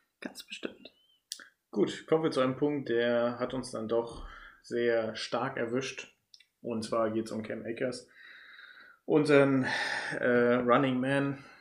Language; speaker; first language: German; native; German